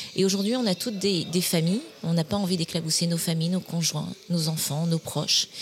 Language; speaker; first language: French; native; French